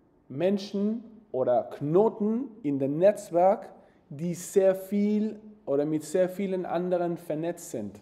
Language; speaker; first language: German; non-native, fluent; Spanish